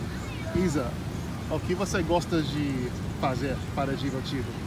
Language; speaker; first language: Portuguese; non-native, learner; English